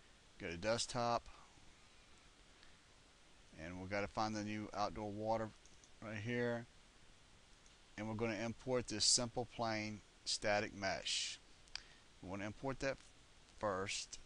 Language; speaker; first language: English; native; English